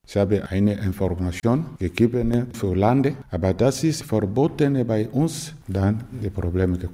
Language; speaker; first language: German; non-native, learner; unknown